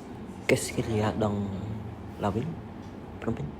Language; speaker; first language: French; non-native, learner; Khmer